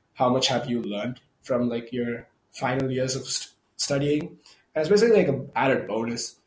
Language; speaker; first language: English; non-native, local second language; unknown